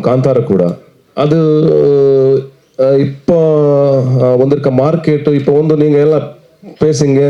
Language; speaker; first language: Tamil; non-native, learner; Kannada